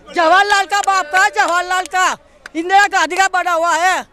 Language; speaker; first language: Hindi; non-native, local second language; Gujarati